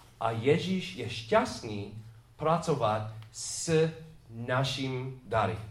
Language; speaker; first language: Czech; non-native, fluent; English